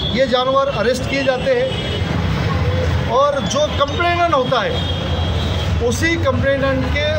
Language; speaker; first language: Hindi; native; Hindi